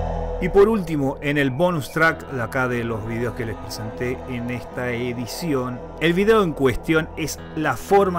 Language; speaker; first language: Spanish; native; Spanish